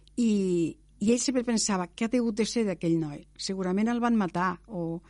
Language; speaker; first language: Catalan; non-native, local second language; Spanish